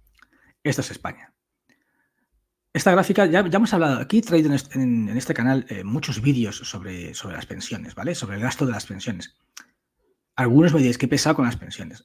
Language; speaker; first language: Spanish; native; Spanish